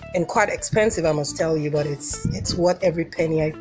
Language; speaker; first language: English; non-native, local second language; Igbo